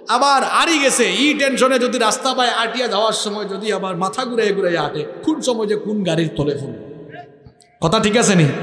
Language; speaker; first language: Bangla; non-native, local second language; Sylheti